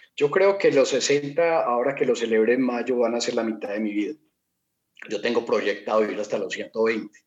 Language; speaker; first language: Spanish; native; Spanish